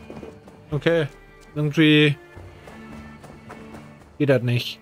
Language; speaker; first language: German; native; German